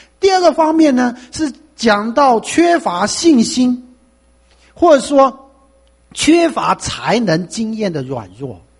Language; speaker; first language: Chinese; non-native, local second language; Cantonese